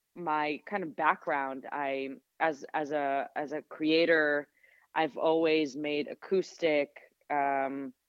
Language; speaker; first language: English; non-native, fluent; Hebrew